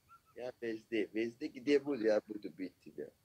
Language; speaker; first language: Russian; non-native, learner; Persian